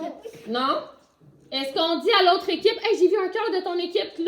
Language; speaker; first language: French; native; French